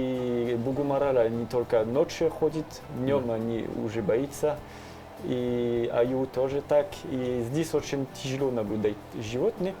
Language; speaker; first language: Russian; non-native, learner; French